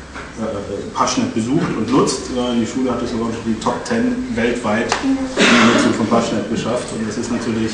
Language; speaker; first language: German; native; German